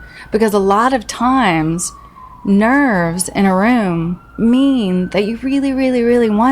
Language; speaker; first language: English; native; English